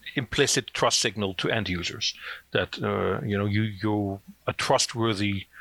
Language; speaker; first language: English; non-native, fluent; Dutch